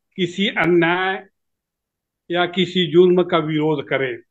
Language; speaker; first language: Hindi; native; Hindi